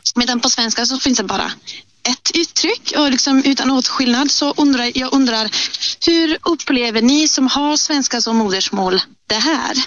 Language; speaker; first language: Swedish; non-native, fluent; Italian